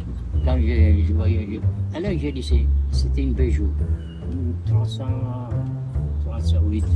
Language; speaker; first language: French; non-native, learner; Italian